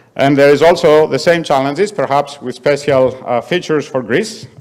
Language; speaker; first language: English; non-native, fluent; Greek